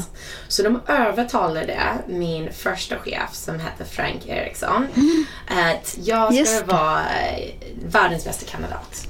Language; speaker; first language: Swedish; non-native, fluent; English